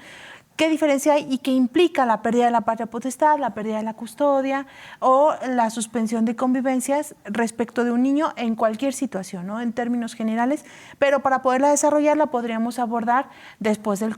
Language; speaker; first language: Spanish; native; Spanish